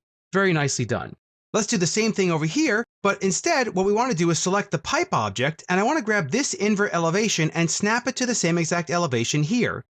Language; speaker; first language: English; native; English